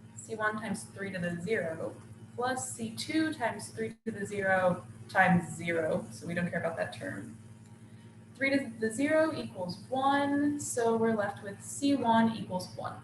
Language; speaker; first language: English; native; English